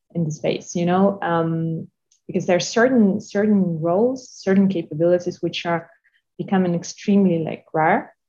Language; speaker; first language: English; non-native, fluent; Russian